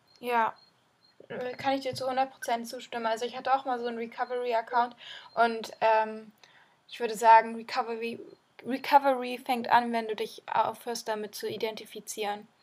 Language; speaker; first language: German; native; German